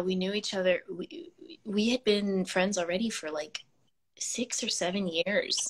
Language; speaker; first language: English; early bilingual, other home language; Spanish